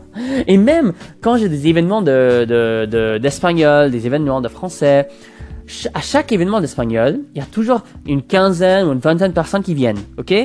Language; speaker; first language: French; non-native, fluent; English